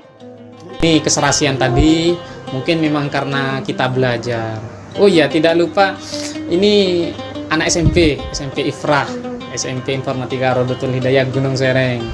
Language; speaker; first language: Indonesian; non-native, local second language; Madurese